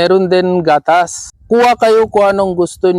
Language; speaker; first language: Filipino; non-native, learner; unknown